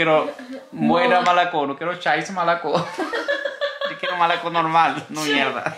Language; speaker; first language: Spanish; non-native, local second language; Russian